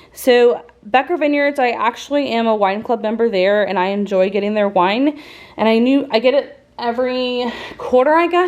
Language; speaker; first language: English; native; English